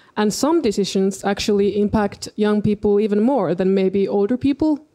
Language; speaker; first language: English; non-native, fluent; Finnish